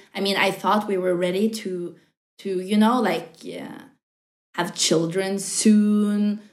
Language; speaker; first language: English; non-native, fluent; Norwegian